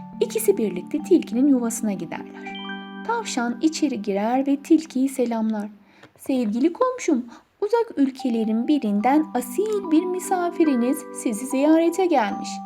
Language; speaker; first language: Turkish; native; Turkish